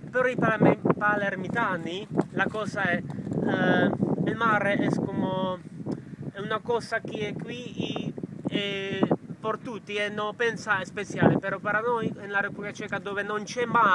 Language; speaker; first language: Italian; non-native, learner; Czech